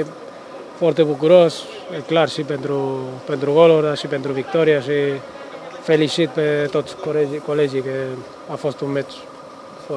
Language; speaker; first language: Romanian; non-native, fluent; Spanish